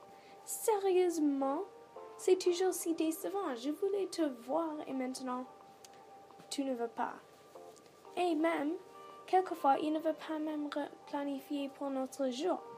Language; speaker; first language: French; non-native, learner; English